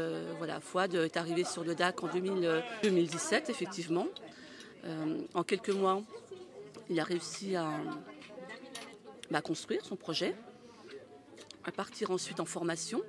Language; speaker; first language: French; native; French